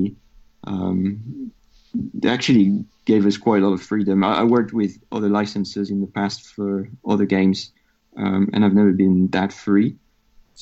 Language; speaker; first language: English; non-native, fluent; French